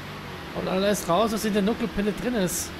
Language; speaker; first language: German; native; German